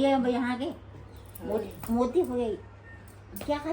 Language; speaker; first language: Hindi; native; Hindi